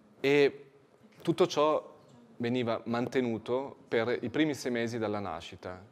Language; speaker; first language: Italian; native; Italian